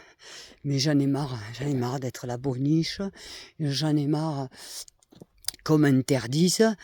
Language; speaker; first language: French; native; French